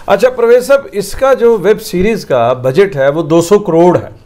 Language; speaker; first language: Urdu; native; Urdu